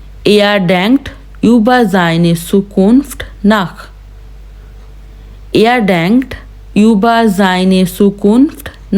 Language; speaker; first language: German; non-native, fluent; Urdu